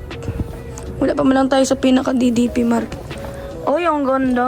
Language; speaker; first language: Filipino; native; Filipino